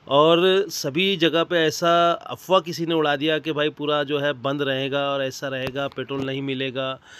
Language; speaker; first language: Hindi; native; Hindi